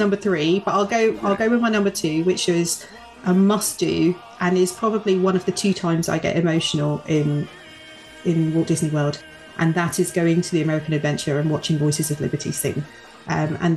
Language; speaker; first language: English; native; English